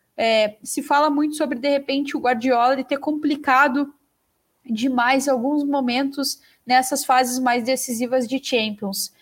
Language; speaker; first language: Portuguese; native; Portuguese